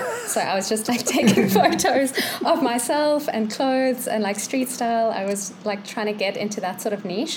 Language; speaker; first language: English; native; English